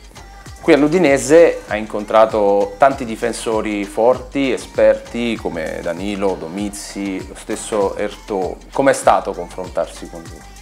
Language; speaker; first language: Italian; native; Italian